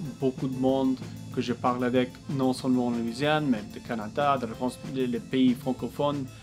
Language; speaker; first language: French; non-native, local second language; English